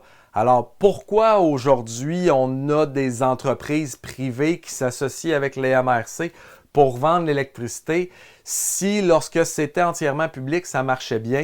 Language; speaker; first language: French; native; French